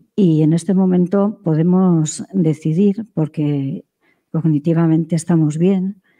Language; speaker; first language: Spanish; native; Spanish